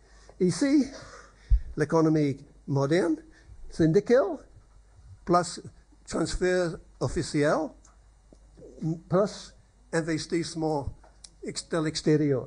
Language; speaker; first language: French; non-native, learner; English